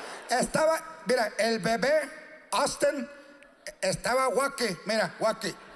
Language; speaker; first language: Spanish; early bilingual, other home language; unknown